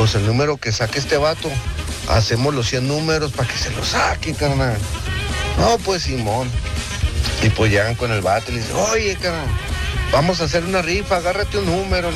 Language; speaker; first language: Spanish; native; Spanish